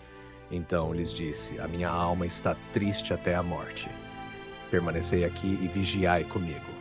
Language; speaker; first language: Portuguese; native; Portuguese